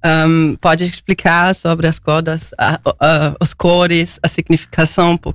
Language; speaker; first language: Portuguese; non-native, learner; German